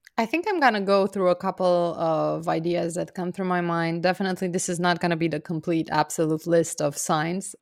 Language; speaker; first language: English; non-native, fluent; Romanian